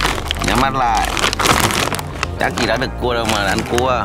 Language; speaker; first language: Vietnamese; native; Vietnamese